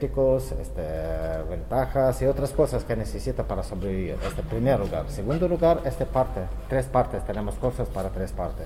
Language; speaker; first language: Spanish; non-native, learner; Ukrainian